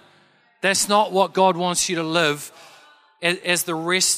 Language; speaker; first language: English; native; English